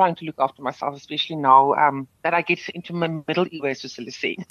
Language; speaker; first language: English; non-native, local second language; Afrikaans